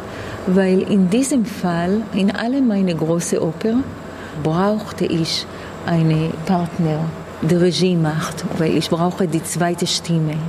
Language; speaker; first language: German; non-native, fluent; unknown